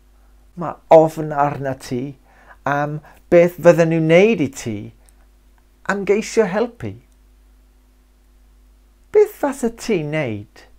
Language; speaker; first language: Welsh; non-native, local second language; English